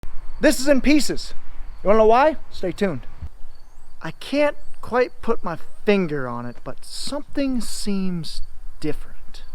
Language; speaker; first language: English; native; English